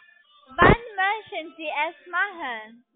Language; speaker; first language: German; non-native, learner; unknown